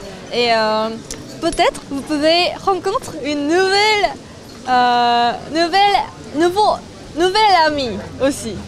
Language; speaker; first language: French; non-native, learner; Korean